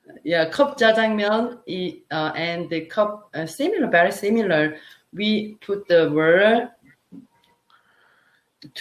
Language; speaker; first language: English; non-native, learner; Korean